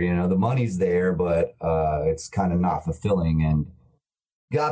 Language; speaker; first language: English; native; English